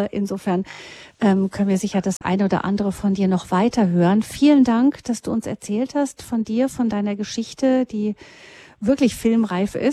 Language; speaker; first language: German; native; German